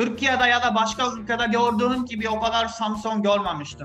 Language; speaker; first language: Turkish; non-native, fluent; Japanese